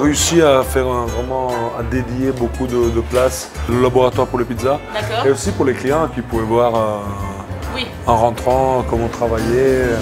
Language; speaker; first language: French; non-native, fluent; Italian